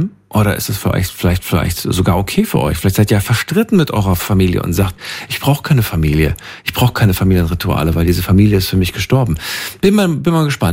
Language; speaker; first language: German; native; German